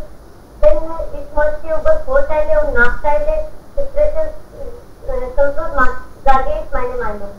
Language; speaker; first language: German; non-native, learner; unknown